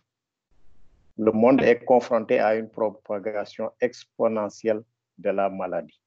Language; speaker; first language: French; non-native, local second language; Wolof